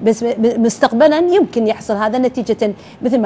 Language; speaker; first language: Arabic; native; Arabic